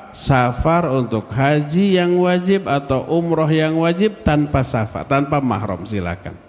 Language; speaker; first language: Malay; non-native, local second language; Sundanese